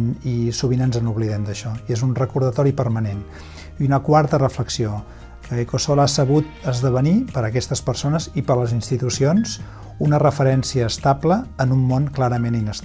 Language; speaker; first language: Catalan; native; Catalan